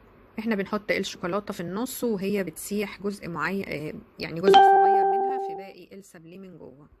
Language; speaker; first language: Arabic; native; Arabic